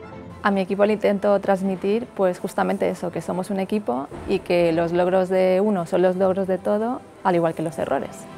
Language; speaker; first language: Spanish; native; Spanish